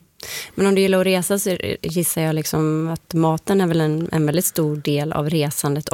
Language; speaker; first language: Swedish; native; Swedish